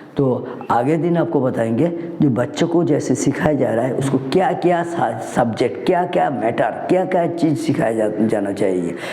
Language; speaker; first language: Hindi; non-native, local second language; Bangla